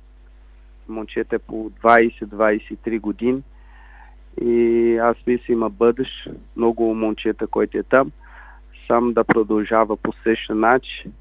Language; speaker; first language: Bulgarian; non-native, learner; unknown